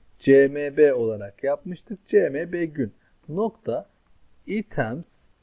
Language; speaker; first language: Turkish; native; Turkish